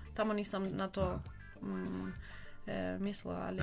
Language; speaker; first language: Croatian; non-native, learner; German